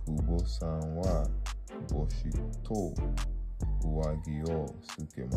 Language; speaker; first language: Japanese; non-native, learner; English